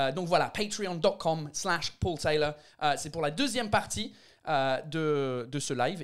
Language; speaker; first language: French; non-native, fluent; English